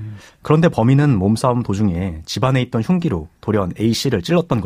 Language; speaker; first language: Korean; native; Korean